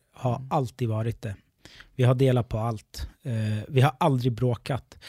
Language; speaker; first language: Swedish; early bilingual, other home language; Arabic